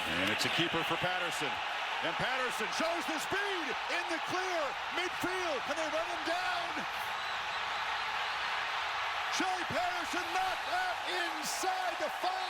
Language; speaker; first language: English; native; English